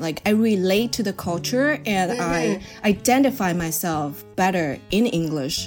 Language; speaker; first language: English; non-native, fluent; Chinese